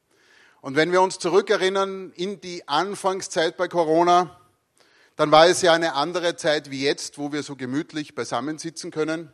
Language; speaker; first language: German; native; German